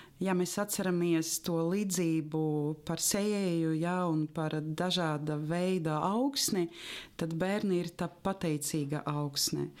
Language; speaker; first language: Latvian; non-native, local second language; Russian